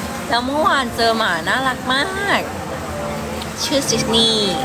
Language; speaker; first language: Thai; early bilingual, other home language; Cantonese